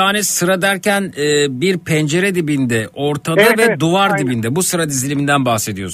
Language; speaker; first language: Turkish; native; Turkish